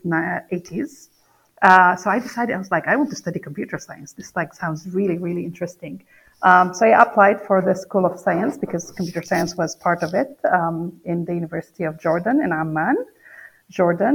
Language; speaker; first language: English; non-native, fluent; Arabic